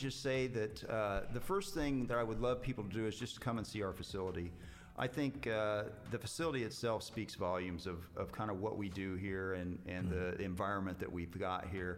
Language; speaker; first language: English; native; English